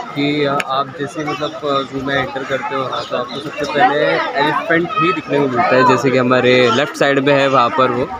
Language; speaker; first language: Hindi; non-native, local second language; Marathi